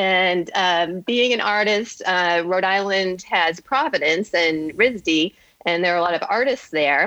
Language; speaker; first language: English; native; English